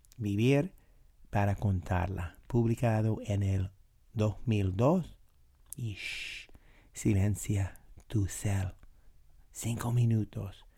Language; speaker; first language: Spanish; non-native, fluent; English